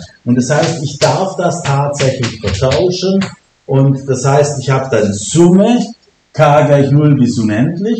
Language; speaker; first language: German; native; German